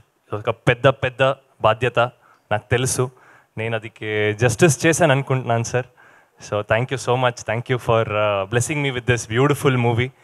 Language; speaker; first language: Telugu; non-native, learner; Kannada